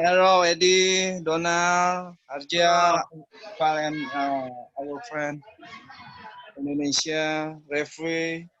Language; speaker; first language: English; non-native, learner; Indonesian